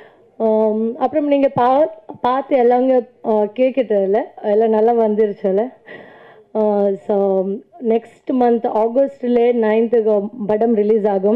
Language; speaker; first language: Tamil; non-native, learner; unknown